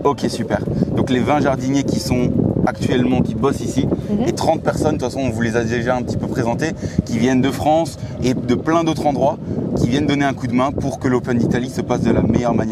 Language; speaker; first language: French; native; French